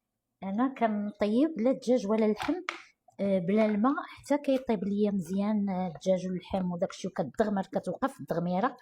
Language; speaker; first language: Arabic; native; Arabic